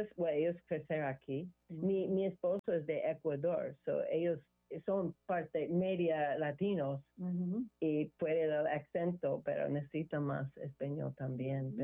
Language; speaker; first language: Spanish; non-native, learner; English